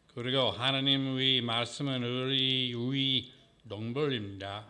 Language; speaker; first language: Korean; non-native, learner; English